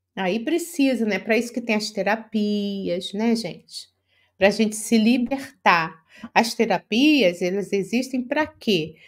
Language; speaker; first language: Portuguese; native; Portuguese